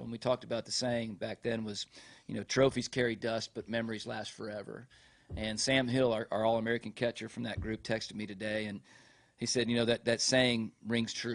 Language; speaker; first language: English; native; English